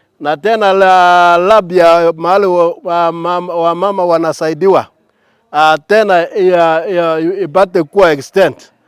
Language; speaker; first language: Swahili; non-native, local second language; Kalenjin